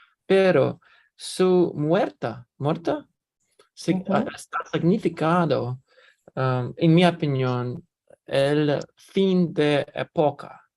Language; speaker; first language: Spanish; non-native, learner; Russian